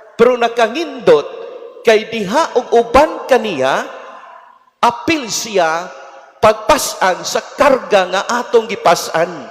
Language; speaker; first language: Cebuano; native; Cebuano